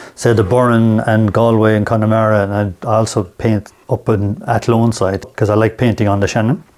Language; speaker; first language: English; native; English